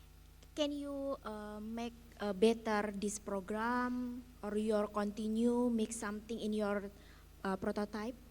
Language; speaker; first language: English; non-native, learner; Indonesian